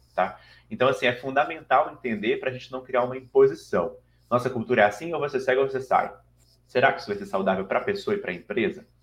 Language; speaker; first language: Portuguese; native; Portuguese